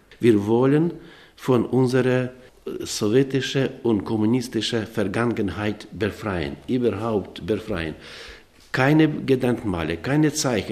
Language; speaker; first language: German; non-native, learner; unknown